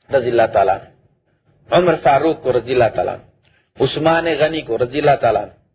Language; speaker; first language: Urdu; non-native, local second language; Punjabi